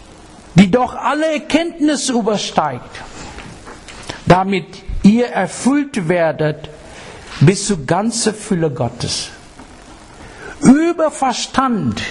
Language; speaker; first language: German; non-native, fluent; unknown